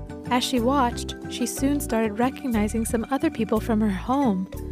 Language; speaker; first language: English; native; English